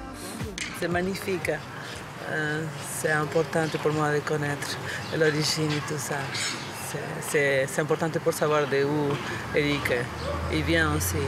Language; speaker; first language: French; non-native, fluent; English